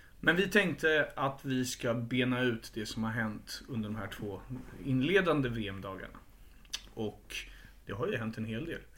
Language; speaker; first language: Swedish; native; Swedish